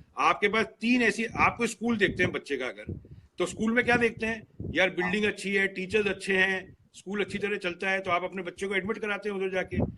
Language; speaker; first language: Hindi; native; Hindi